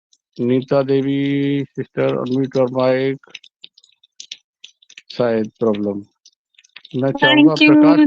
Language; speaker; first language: Hindi; native; Hindi